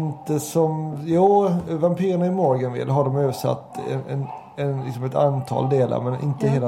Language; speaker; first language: Swedish; native; Swedish